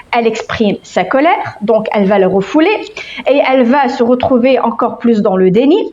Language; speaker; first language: French; non-native, local second language; Arabic